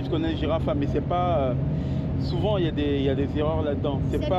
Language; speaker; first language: French; native; French